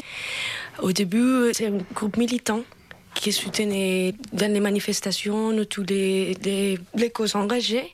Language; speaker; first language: French; non-native, fluent; Spanish